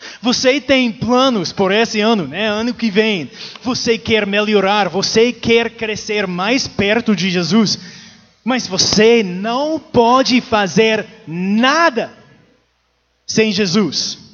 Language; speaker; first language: Portuguese; non-native, learner; English